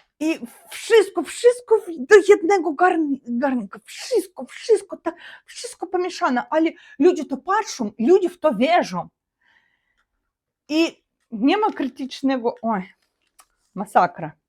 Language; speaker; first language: Polish; non-native, learner; Russian